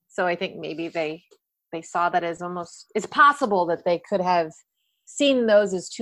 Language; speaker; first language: English; native; English